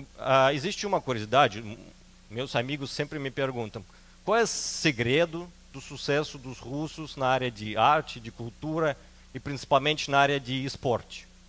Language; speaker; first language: Portuguese; non-native, fluent; Russian